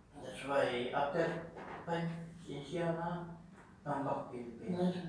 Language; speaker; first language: English; non-native, learner; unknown